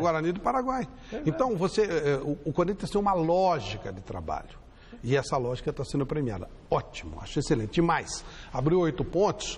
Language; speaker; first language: Portuguese; native; Portuguese